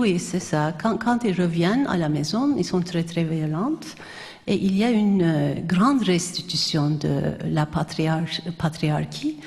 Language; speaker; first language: French; non-native, fluent; Turkish